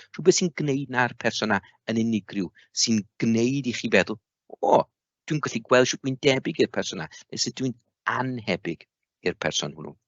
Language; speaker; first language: Welsh; native; Welsh